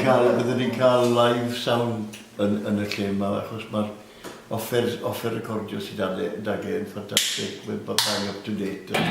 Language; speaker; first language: Welsh; native; Welsh